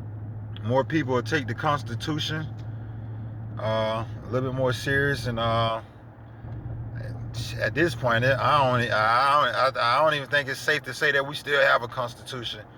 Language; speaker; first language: English; native; English